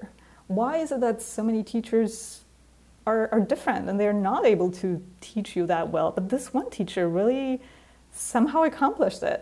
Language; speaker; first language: English; non-native, fluent; Polish